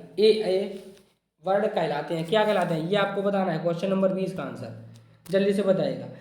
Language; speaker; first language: Hindi; native; Hindi